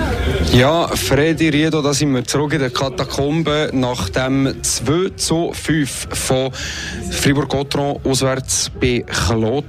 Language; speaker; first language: German; native; German